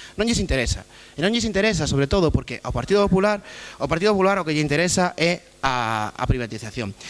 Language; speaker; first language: Galician; native; Galician